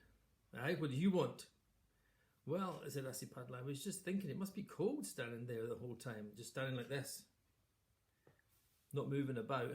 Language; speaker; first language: English; native; English